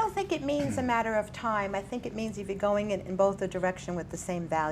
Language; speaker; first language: English; native; English